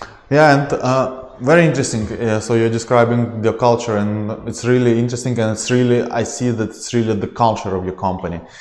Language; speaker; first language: English; non-native, learner; Ukrainian